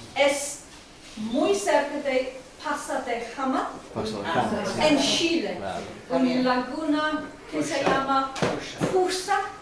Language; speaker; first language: Spanish; non-native, learner; English